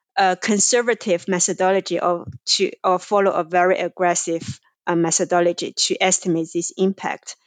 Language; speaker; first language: English; non-native, fluent; Chinese